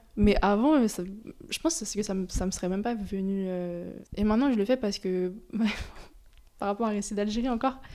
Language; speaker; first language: French; native; French